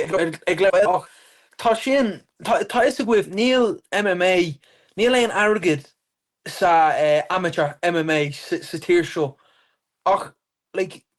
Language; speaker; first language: Irish; non-native, local second language; English